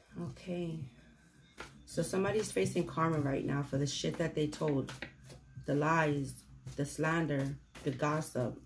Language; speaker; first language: English; native; English